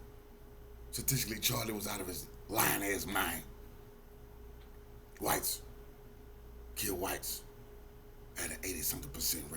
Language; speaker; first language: English; native; English